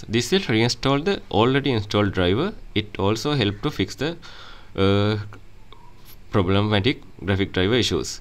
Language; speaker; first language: English; non-native, fluent; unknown